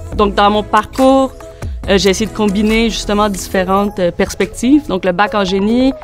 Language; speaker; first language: French; native; French